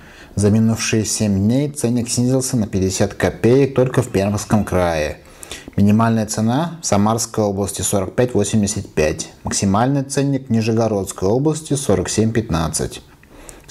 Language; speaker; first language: Russian; native; Russian